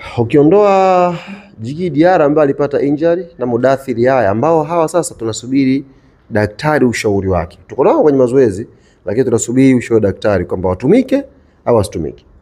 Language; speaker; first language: Swahili; native; Swahili